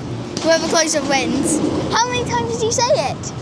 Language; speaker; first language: English; native; English